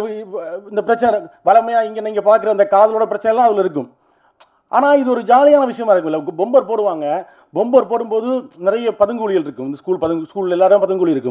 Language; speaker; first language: Tamil; native; Tamil